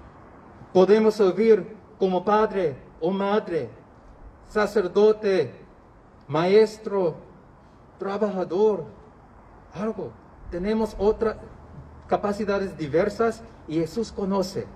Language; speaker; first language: Spanish; non-native, learner; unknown